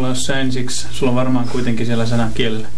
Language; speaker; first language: Finnish; native; Finnish